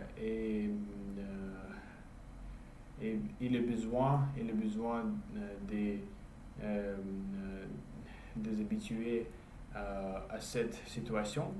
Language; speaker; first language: French; non-native, learner; English